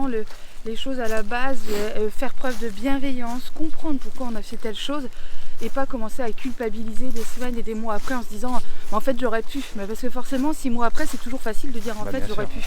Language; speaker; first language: French; native; French